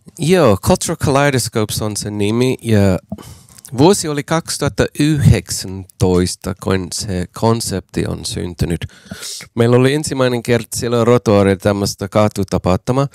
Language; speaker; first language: Finnish; non-native, fluent; English